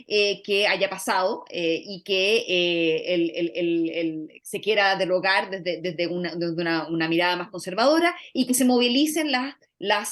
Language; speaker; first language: Spanish; native; Spanish